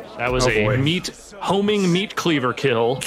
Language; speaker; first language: English; native; English